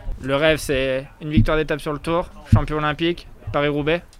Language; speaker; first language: French; native; French